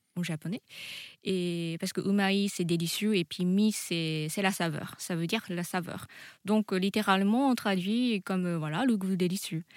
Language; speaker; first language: French; non-native, fluent; Japanese